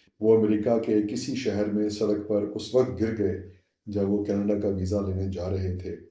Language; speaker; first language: Urdu; non-native, local second language; Saraiki